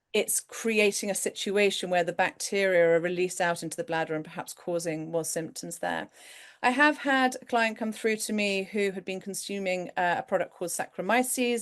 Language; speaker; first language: English; native; English